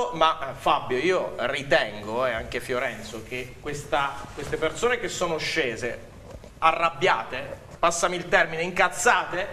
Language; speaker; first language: Italian; native; Italian